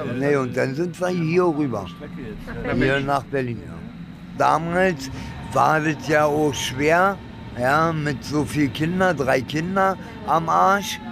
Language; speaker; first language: German; early bilingual, other home language; Italian